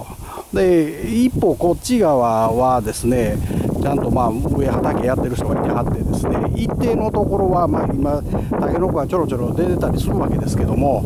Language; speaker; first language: Japanese; native; Japanese